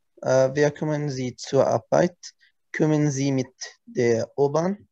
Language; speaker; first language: German; non-native, learner; Arabic